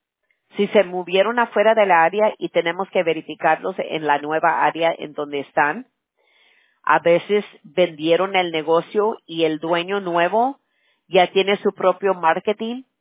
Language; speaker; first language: Spanish; early bilingual, heritage; Spanish